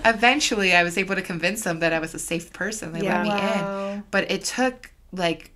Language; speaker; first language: English; native; English